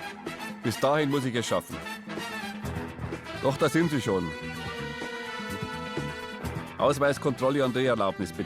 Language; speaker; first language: German; native; German